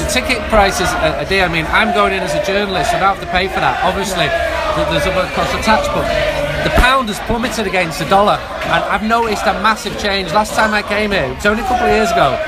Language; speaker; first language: English; native; English